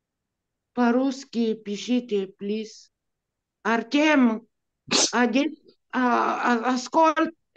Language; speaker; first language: Russian; non-native, learner; Italian